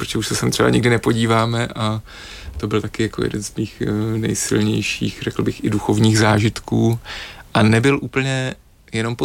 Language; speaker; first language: Czech; native; Czech